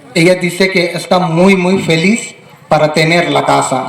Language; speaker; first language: Spanish; non-native, fluent; Telugu